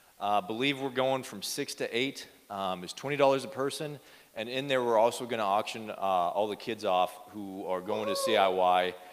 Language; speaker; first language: English; native; English